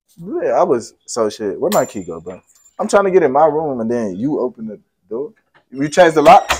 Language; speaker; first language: English; native; English